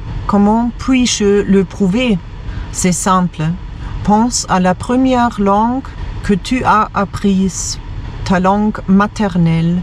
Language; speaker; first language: French; non-native, fluent; German